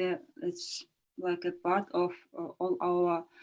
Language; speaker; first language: English; non-native, learner; Ukrainian